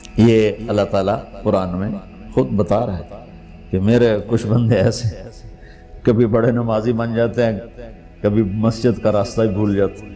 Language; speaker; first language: Urdu; non-native, local second language; Punjabi